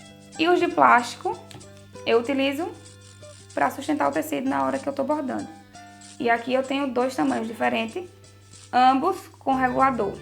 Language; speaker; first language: Portuguese; native; Portuguese